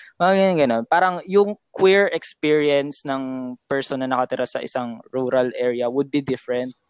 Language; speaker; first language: Filipino; native; Filipino